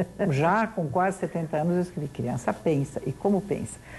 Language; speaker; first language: Portuguese; native; Portuguese